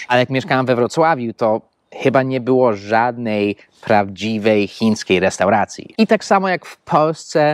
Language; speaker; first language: Polish; non-native, fluent; English